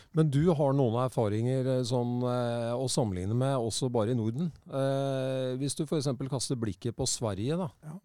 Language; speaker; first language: Norwegian; native; Norwegian